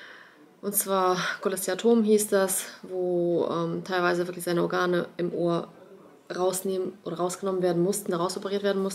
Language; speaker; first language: German; native; German